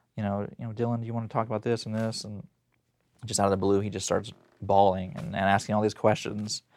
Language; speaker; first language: English; native; English